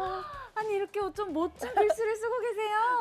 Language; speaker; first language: Korean; native; Korean